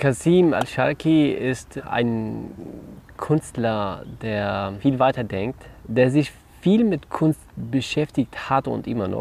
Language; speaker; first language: German; non-native, learner; Kurdish